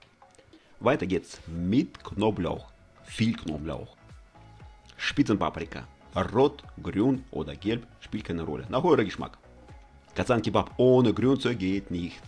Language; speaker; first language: German; non-native, learner; Russian